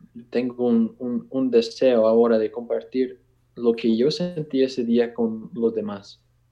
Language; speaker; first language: Spanish; non-native, fluent; English